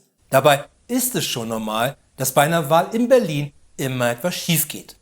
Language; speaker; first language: German; native; German